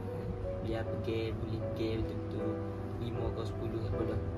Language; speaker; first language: Malay; native; Malay